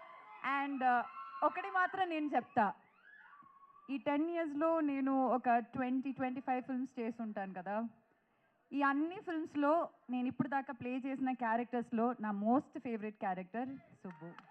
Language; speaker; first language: Telugu; non-native, fluent; Malayalam